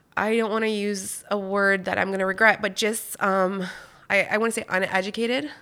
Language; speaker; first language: English; non-native, fluent; French